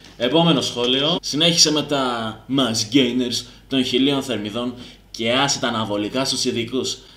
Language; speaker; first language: Greek; early bilingual, other home language; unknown